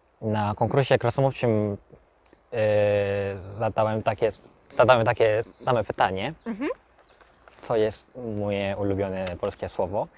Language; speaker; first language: Polish; non-native, learner; Korean